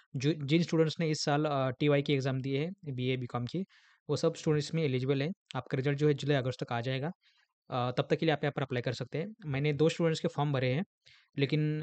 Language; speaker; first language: Hindi; non-native, local second language; Marathi